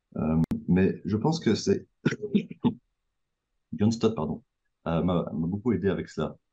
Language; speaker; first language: French; native; French